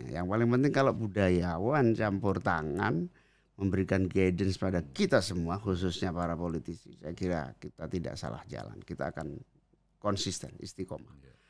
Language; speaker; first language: Indonesian; native; Indonesian